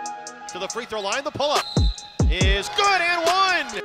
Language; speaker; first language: English; native; English